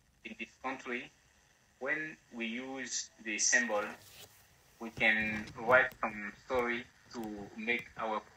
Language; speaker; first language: English; non-native, learner; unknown